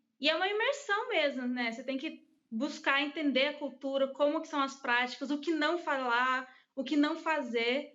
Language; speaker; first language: Portuguese; early bilingual, heritage; English